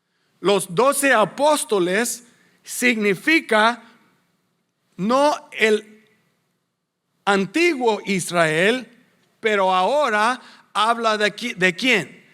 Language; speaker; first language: Spanish; non-native, fluent; English